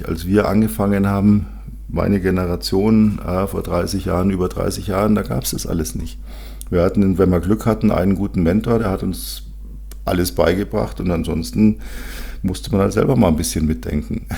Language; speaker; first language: German; native; German